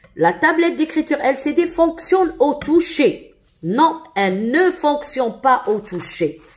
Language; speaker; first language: French; non-native, local second language; Arabic